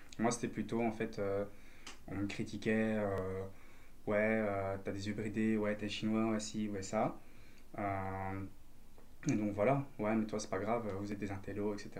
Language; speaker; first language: French; native; French